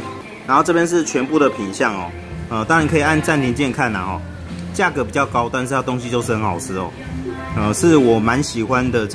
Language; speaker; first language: Chinese; native; Chinese